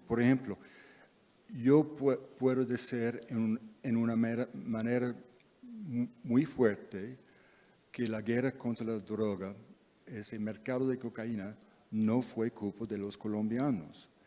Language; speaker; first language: Spanish; non-native, fluent; English